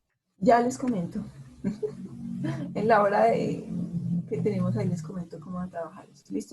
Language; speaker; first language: Spanish; native; Spanish